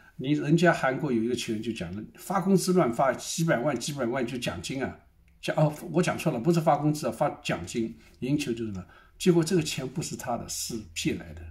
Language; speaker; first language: Chinese; native; Chinese